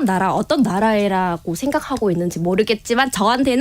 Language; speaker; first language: Korean; non-native, fluent; Vietnamese